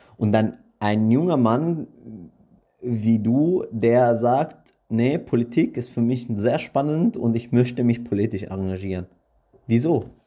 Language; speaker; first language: German; early bilingual, other home language; Arabic